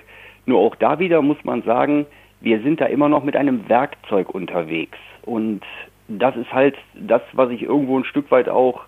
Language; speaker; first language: German; native; German